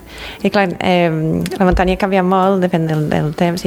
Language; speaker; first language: Catalan; non-native, fluent; English